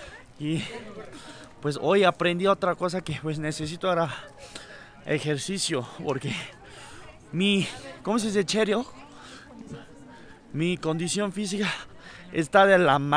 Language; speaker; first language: Spanish; non-native, fluent; Korean